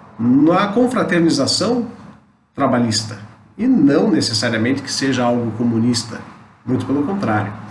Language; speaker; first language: Portuguese; native; Portuguese